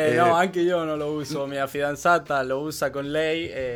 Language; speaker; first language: Italian; non-native, learner; Spanish